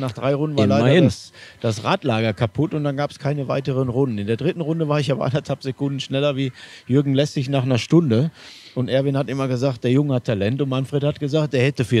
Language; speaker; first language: German; native; German